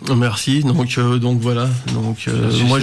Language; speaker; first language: French; native; French